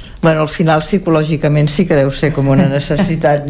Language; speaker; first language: Catalan; native; Catalan